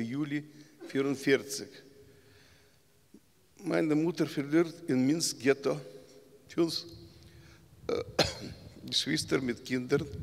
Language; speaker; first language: German; non-native, learner; Russian